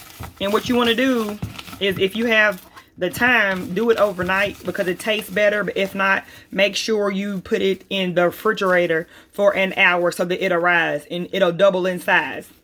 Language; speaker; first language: English; native; English